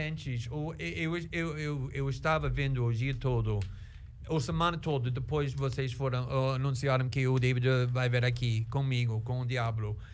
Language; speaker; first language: Portuguese; non-native, fluent; English